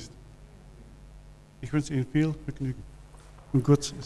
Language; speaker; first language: German; non-native, learner; Dutch